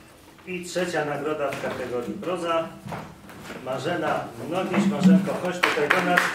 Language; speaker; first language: Polish; native; Polish